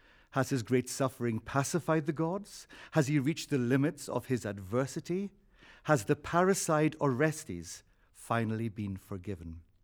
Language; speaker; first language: English; native; English